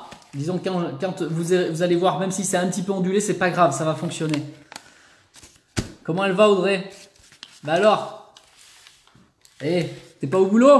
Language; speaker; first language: French; native; French